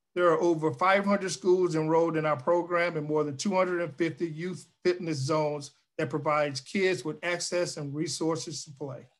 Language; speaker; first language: English; native; English